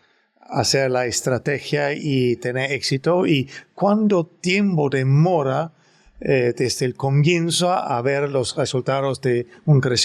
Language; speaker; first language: Spanish; non-native, fluent; Danish